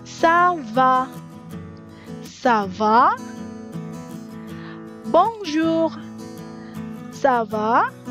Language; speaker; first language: French; non-native, fluent; Indonesian